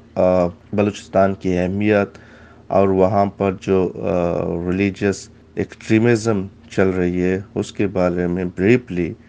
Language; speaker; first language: Urdu; non-native, local second language; Baluchi